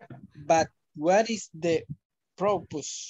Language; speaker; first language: English; non-native, learner; Spanish